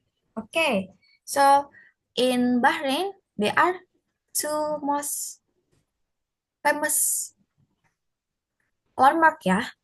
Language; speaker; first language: English; non-native, fluent; Indonesian